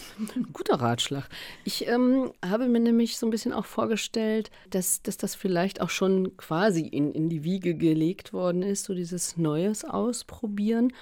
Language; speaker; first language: German; native; German